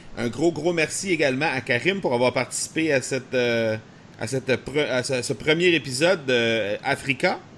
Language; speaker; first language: French; native; French